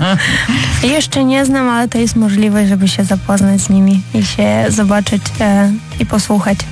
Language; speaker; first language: Polish; non-native, fluent; Ukrainian